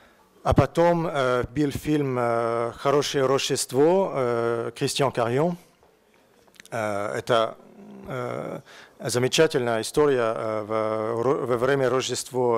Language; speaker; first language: Russian; non-native, learner; French